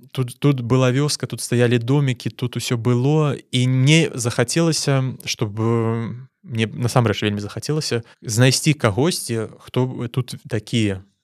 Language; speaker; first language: Belarusian; non-native, local second language; Russian